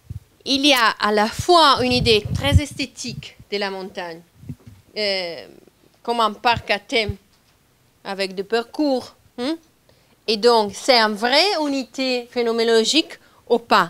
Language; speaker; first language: French; non-native, fluent; Italian